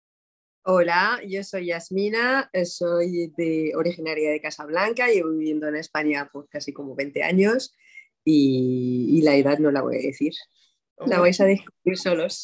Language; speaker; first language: Spanish; non-native, fluent; Arabic